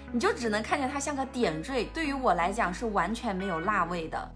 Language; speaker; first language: Chinese; native; Chinese